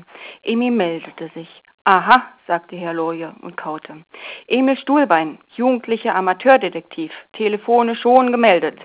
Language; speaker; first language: German; native; German